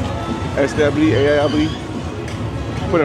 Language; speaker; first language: Spanish; non-native, learner; English